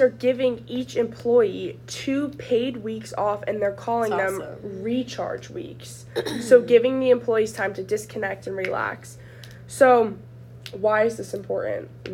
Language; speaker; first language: English; native; English